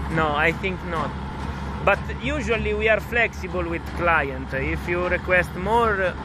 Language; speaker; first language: English; non-native, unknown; Italian